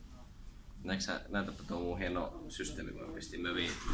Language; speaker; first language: Finnish; native; Finnish